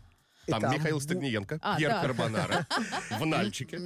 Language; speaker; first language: Russian; native; Russian